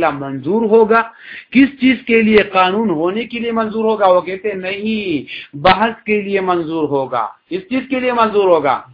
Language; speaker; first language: Urdu; non-native, local second language; Pashto